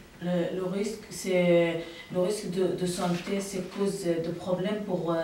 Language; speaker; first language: French; non-native, learner; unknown